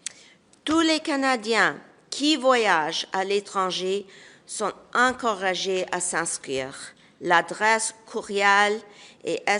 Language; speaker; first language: French; non-native, local second language; English